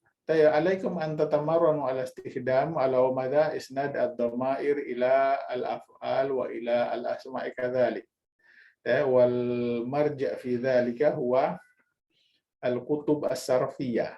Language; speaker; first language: Arabic; non-native, fluent; Indonesian